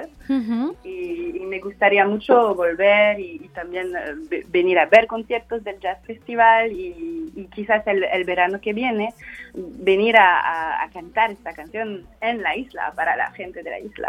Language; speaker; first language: Spanish; non-native, fluent; French